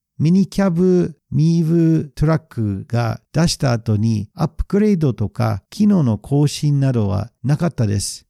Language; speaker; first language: Japanese; non-native, fluent; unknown